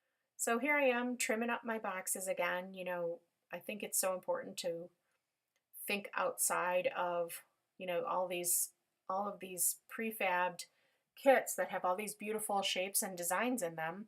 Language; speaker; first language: English; native; English